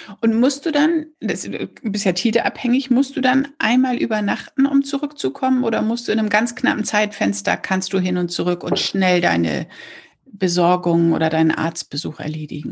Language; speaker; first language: German; native; German